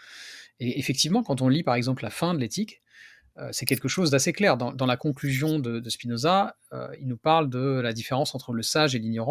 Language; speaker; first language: French; native; French